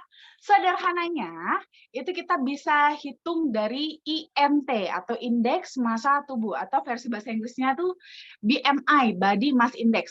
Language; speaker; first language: Indonesian; native; Indonesian